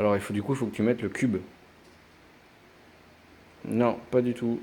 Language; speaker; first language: French; native; French